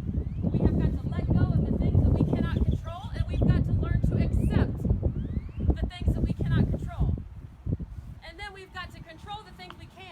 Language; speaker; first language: English; native; English